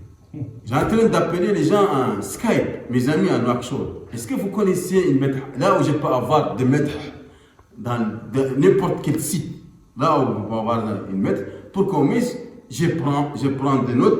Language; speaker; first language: French; non-native, local second language; Arabic